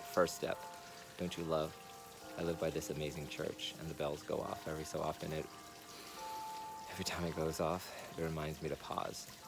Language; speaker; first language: English; native; English